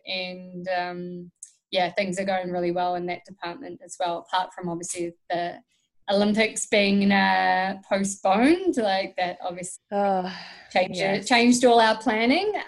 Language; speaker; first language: English; native; English